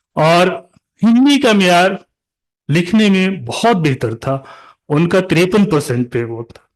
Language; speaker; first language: Urdu; native; Urdu